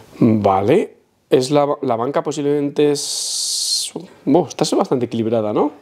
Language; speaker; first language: Spanish; native; Spanish